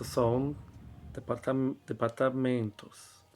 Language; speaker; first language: Spanish; non-native, fluent; Portuguese